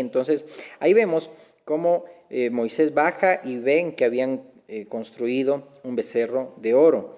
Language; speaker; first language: Spanish; native; Spanish